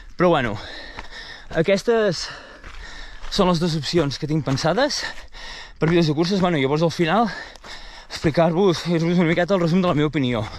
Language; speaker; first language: Catalan; native; Catalan